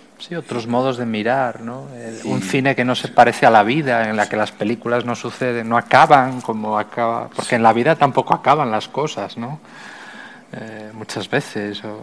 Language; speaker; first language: Spanish; native; Spanish